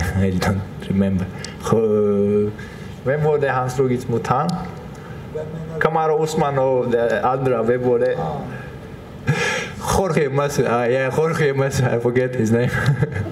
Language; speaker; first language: English; non-native, fluent; Russian